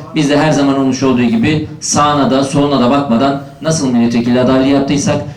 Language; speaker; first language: Turkish; native; Turkish